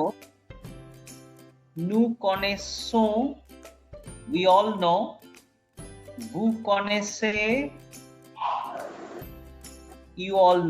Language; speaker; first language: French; non-native, fluent; Bangla